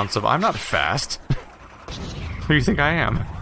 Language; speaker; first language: English; native; English